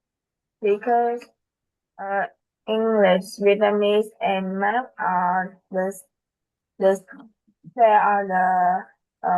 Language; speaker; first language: English; non-native, learner; Vietnamese